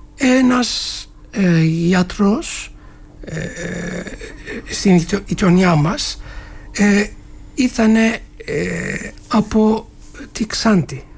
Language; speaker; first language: Greek; non-native, fluent; Turkish